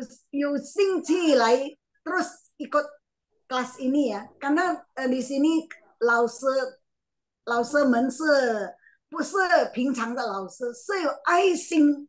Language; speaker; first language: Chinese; non-native, learner; Min Nan Chinese